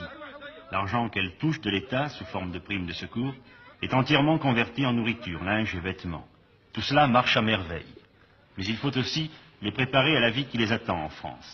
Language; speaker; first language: French; native; French